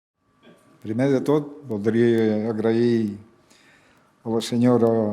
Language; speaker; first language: Catalan; early bilingual, heritage; Catalan